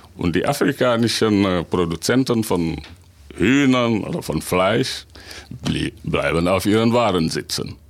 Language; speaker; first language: German; non-native, fluent; Wolof